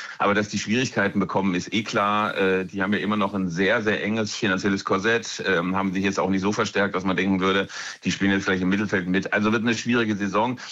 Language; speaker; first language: German; native; German